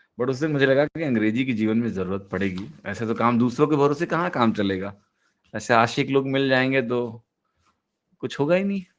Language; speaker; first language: Hindi; native; Hindi